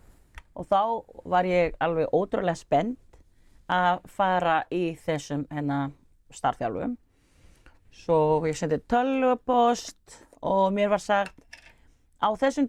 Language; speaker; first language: Icelandic; non-native, fluent; Spanish